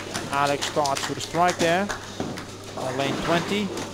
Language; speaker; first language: English; non-native, fluent; Dutch